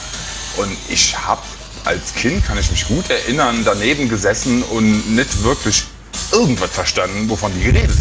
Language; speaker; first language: German; native; German